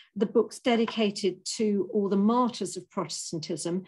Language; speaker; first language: English; native; English